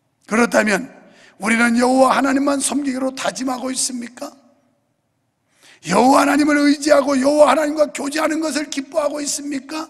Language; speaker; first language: Korean; native; Korean